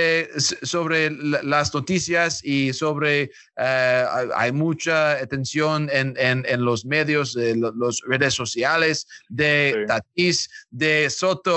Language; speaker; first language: Spanish; non-native, learner; English